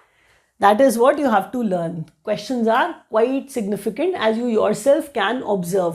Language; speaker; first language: English; non-native, local second language; Hindi